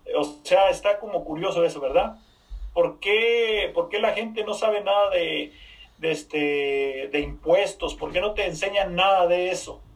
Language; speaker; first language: Spanish; native; Spanish